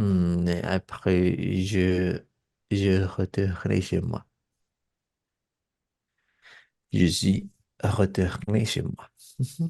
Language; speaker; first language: French; non-native, learner; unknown